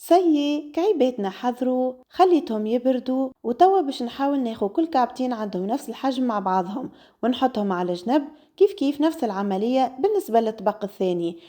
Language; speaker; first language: Arabic; native; Arabic